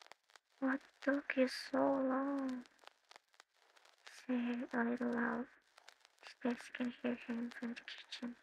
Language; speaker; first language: English; non-native, learner; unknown